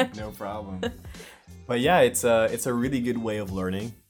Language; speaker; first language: English; native; English